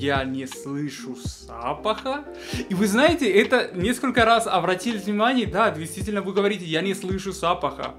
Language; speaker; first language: Russian; non-native, fluent; Spanish